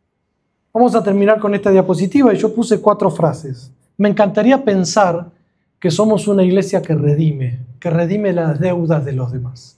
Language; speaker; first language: Spanish; native; Spanish